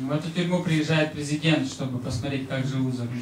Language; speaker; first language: Russian; native; Russian